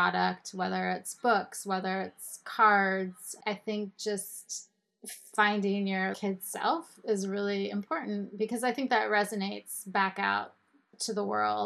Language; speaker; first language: English; native; English